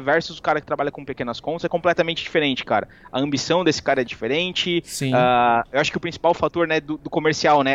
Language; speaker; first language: Portuguese; native; Portuguese